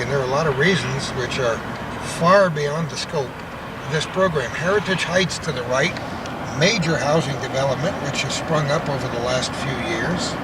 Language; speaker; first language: English; native; English